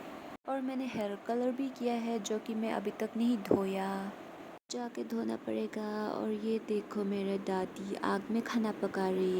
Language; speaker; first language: Hindi; non-native, local second language; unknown